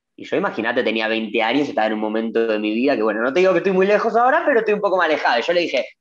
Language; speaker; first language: Spanish; native; Spanish